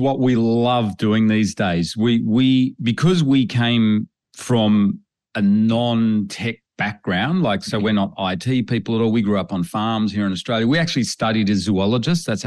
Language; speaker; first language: English; native; English